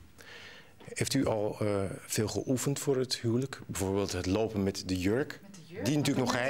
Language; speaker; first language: Dutch; native; Dutch